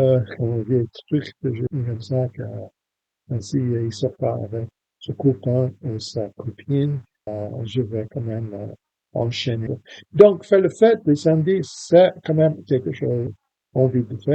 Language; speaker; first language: French; non-native, fluent; English